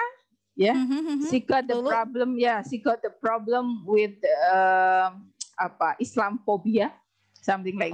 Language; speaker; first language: English; non-native, learner; Indonesian